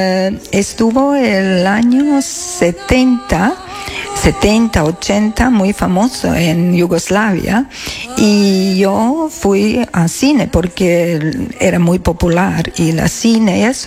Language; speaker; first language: Spanish; non-native, learner; Serbian